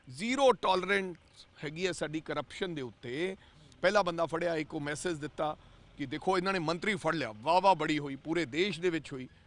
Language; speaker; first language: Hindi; non-native, local second language; Punjabi